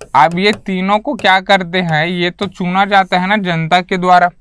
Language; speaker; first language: Hindi; native; Hindi